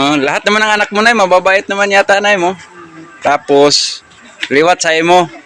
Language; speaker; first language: Filipino; non-native, local second language; Cebuano